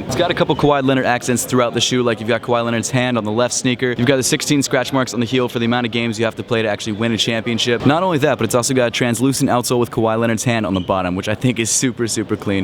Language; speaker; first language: English; native; English